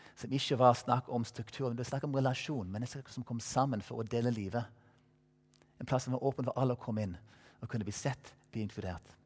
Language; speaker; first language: Norwegian; non-native, fluent; English